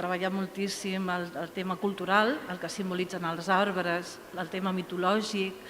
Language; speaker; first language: Catalan; native; Catalan